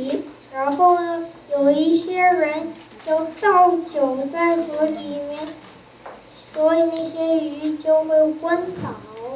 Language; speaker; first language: Chinese; early bilingual, heritage; Chinese